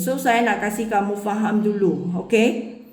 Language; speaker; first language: Indonesian; non-native, learner; Filipino